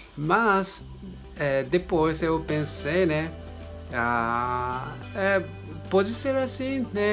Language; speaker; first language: Portuguese; non-native, learner; Japanese